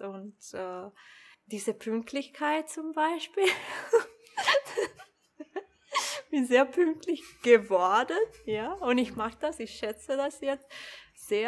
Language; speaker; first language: German; non-native, local second language; Italian